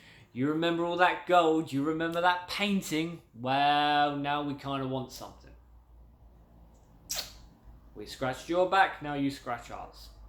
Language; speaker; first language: English; native; English